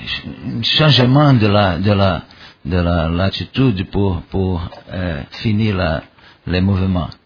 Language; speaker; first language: French; non-native, learner; Portuguese